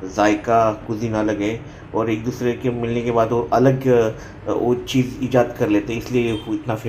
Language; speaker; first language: Hindi; non-native, local second language; Marathi